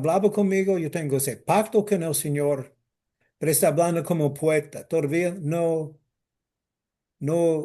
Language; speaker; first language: Spanish; non-native, fluent; English